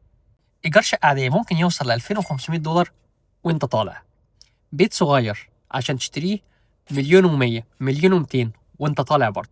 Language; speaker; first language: Arabic; native; Arabic